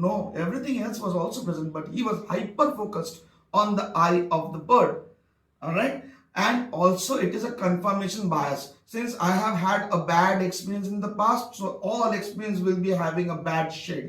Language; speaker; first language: English; non-native, local second language; Bangla